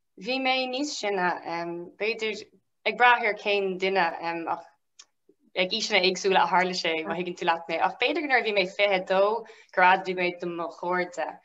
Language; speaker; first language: Irish; non-native, local second language; English